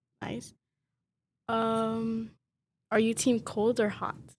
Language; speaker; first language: English; non-native, learner; Spanish